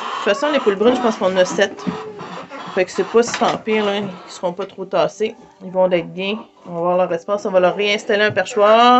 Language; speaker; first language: French; native; French